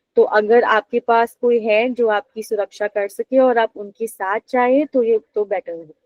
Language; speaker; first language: Hindi; native; Hindi